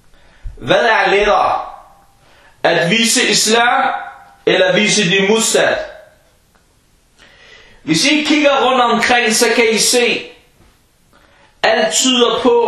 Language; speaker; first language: Danish; early bilingual, other home language; Arabic